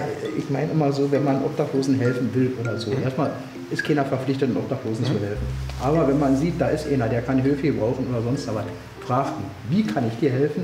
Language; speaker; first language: German; native; German